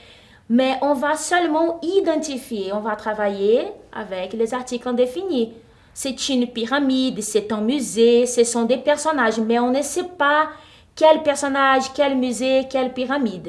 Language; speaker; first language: French; non-native, fluent; Portuguese